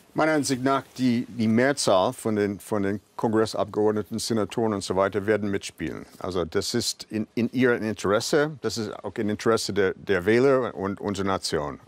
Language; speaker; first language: German; non-native, fluent; English